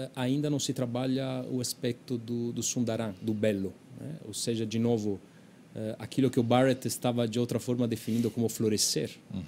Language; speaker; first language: Portuguese; non-native, fluent; Italian